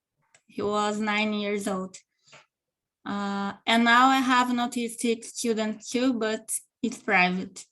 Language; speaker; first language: English; non-native, local second language; Portuguese